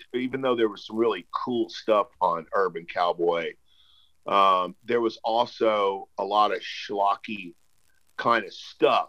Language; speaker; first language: English; native; English